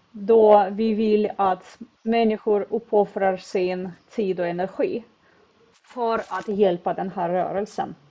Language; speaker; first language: Swedish; non-native, fluent; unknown